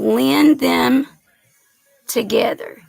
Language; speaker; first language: English; native; English